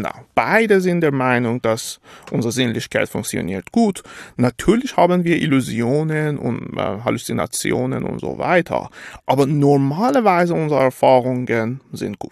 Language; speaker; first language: German; non-native, fluent; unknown